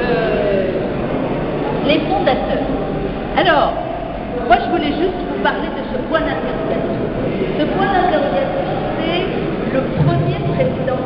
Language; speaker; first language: French; native; French